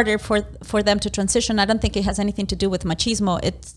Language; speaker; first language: English; non-native, fluent; Spanish